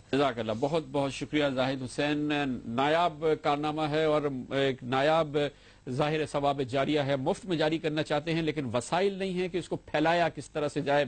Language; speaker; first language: Urdu; native; Urdu